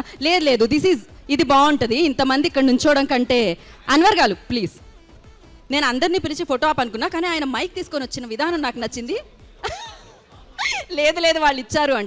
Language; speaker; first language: Telugu; native; Telugu